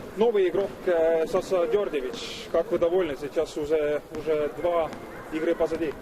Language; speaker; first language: Russian; native; Russian